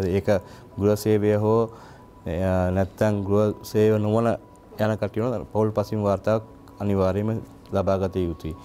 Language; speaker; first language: Sinhala; non-native, local second language; Tamil